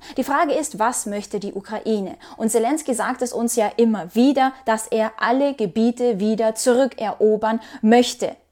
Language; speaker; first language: German; non-native, fluent; Ukrainian